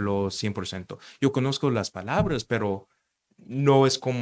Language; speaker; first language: Spanish; non-native, fluent; English